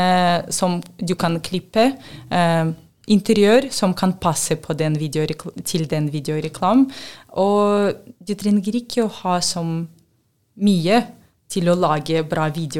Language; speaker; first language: Norwegian; non-native, learner; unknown